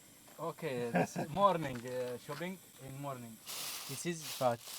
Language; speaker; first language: English; non-native, learner; Arabic